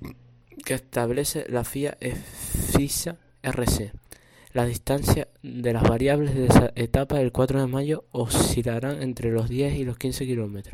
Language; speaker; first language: Spanish; native; Spanish